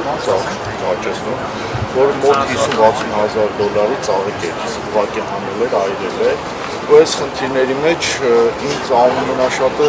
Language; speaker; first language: Armenian; native; Armenian